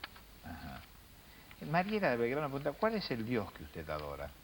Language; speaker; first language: Spanish; native; Spanish